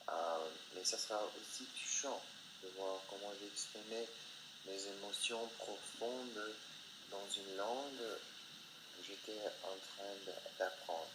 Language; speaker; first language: French; non-native, learner; English